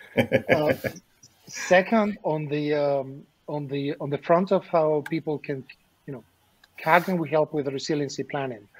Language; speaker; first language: English; non-native, fluent; Spanish